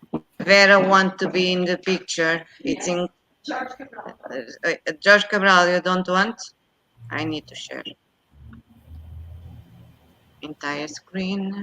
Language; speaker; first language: English; non-native, fluent; Portuguese